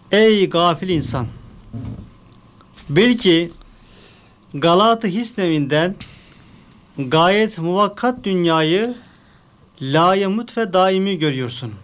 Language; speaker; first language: Turkish; native; Turkish